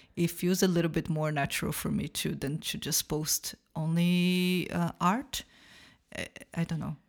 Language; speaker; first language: English; non-native, fluent; Portuguese